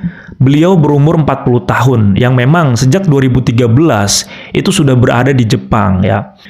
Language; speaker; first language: Indonesian; native; Indonesian